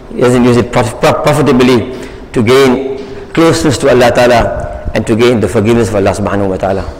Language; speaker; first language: English; native; English